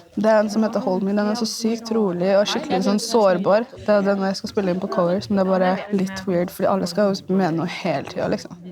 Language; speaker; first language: Norwegian; native; Norwegian